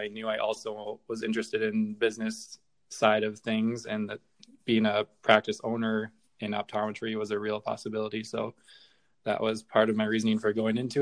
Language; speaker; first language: English; native; English